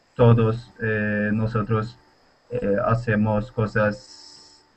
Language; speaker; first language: Spanish; non-native, learner; Turkish